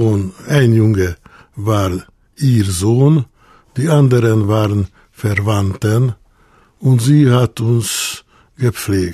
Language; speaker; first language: German; non-native, fluent; Hungarian